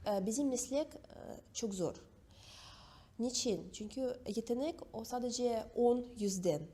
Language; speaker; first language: Turkish; non-native, learner; Russian